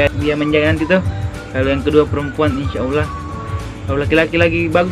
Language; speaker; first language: Indonesian; native; Indonesian